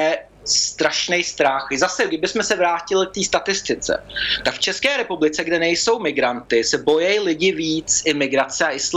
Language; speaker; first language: Czech; early bilingual, heritage; Czech